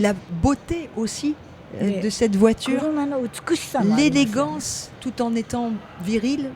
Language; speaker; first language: French; native; French